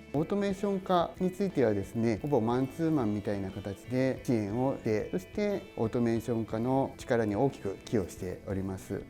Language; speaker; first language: Japanese; native; Japanese